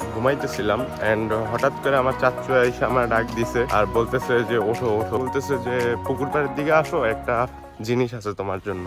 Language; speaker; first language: Bangla; early bilingual, heritage; Bangla